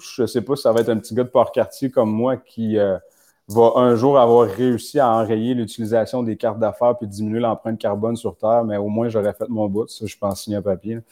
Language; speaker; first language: French; native; French